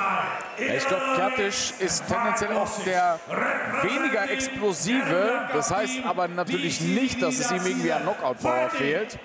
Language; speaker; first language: German; native; German